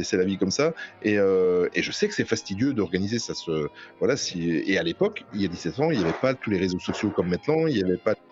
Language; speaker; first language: French; native; French